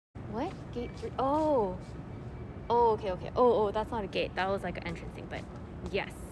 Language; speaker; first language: English; early bilingual, other home language; Korean